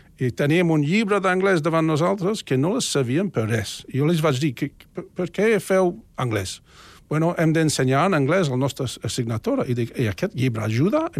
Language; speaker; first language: Catalan; non-native, fluent; English